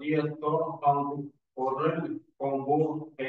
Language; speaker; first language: Korean; non-native, learner; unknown